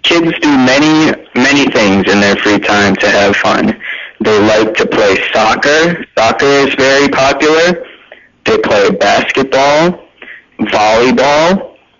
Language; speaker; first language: English; native; English